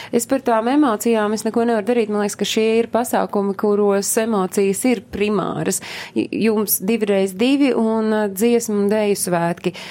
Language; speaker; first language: Latvian; native; Latvian